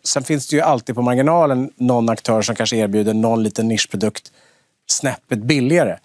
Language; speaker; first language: Swedish; native; Swedish